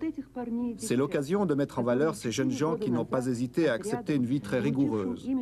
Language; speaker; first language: French; native; French